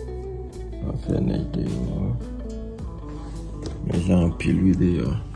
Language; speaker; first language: French; non-native, learner; Haitian Creole